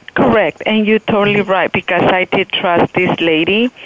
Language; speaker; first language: English; non-native, fluent; Spanish